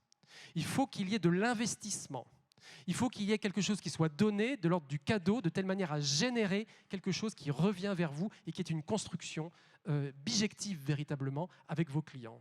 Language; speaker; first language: French; native; French